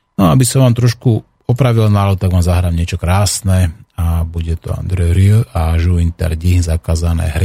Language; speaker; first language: Slovak; native; Slovak